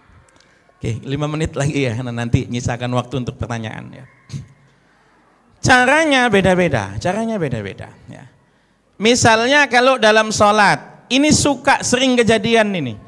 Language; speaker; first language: Indonesian; native; Indonesian